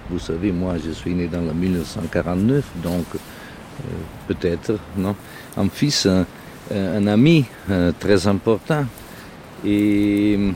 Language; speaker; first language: French; non-native, learner; Italian